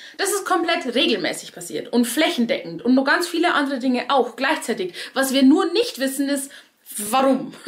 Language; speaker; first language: German; native; German